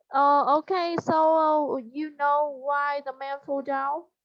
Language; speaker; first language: English; non-native, fluent; Vietnamese